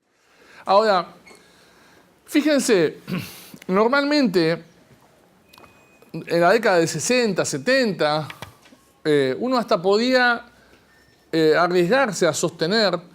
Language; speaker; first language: Spanish; native; Spanish